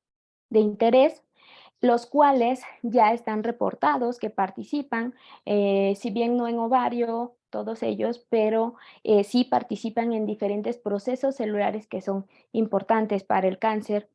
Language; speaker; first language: Spanish; native; Spanish